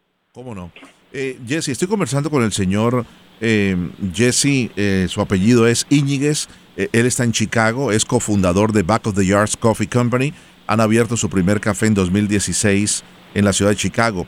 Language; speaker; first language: Spanish; native; Spanish